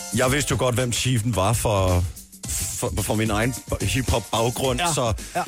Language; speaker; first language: Danish; native; Danish